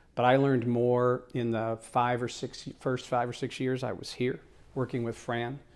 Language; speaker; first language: English; native; English